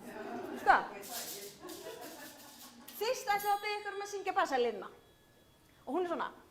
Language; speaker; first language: Icelandic; native; Icelandic